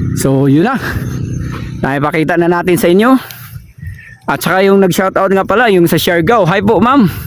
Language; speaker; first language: Filipino; non-native, local second language; Cebuano